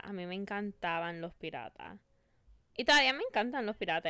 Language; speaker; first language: Spanish; early bilingual, other home language; English